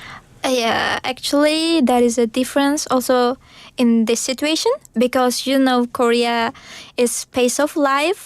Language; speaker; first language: English; non-native, learner; Uzbek